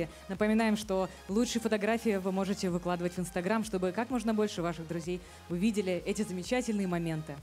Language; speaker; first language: Russian; native; Russian